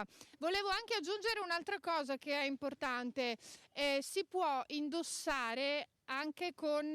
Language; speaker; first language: Italian; native; Italian